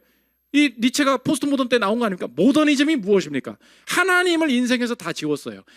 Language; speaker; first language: Korean; native; Korean